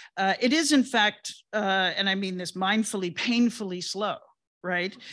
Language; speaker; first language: English; native; English